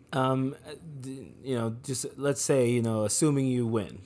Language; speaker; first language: English; native; English